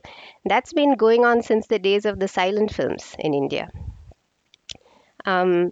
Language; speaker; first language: English; non-native, local second language; Marathi